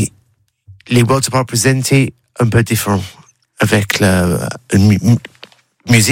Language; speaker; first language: French; non-native, learner; English